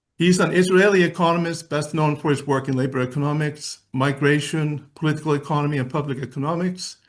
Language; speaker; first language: English; non-native, fluent; Icelandic